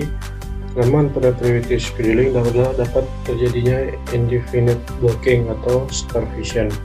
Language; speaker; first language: Indonesian; native; Indonesian